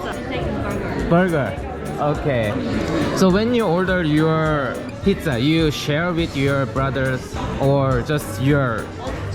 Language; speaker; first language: English; non-native, learner; Korean